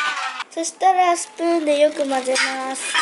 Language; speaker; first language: Japanese; early bilingual, other home language; Spanish